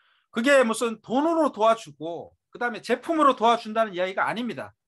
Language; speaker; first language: Korean; native; Korean